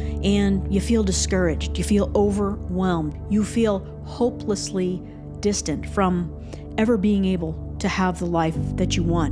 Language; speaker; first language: English; native; English